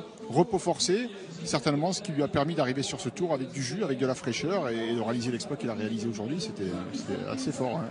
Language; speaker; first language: French; native; French